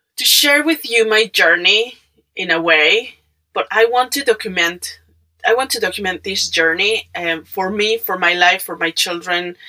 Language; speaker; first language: English; non-native, fluent; Spanish